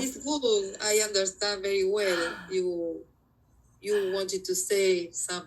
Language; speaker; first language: English; non-native, learner; Spanish